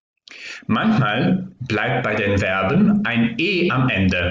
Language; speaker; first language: German; non-native, fluent; Croatian